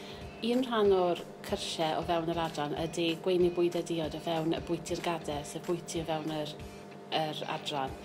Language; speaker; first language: Welsh; native; Welsh